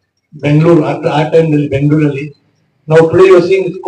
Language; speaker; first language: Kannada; non-native, local second language; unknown